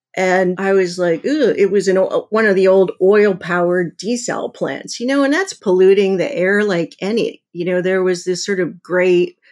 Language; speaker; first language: English; native; English